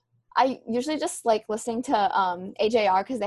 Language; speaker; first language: English; native; English